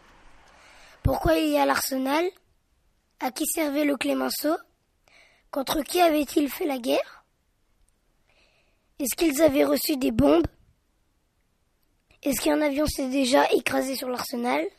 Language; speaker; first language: French; native; French